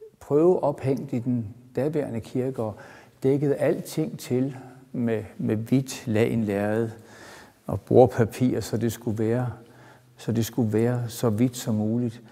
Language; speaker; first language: Danish; native; Danish